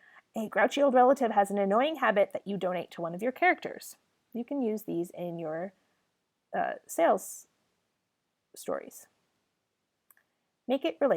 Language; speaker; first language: English; native; English